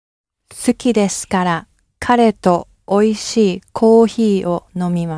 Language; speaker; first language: Japanese; non-native, learner; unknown